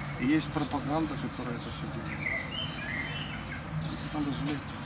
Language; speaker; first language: Russian; non-native, local second language; Ukrainian